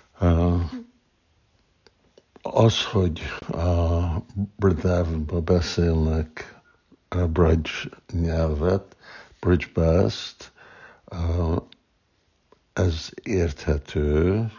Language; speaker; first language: Hungarian; non-native, fluent; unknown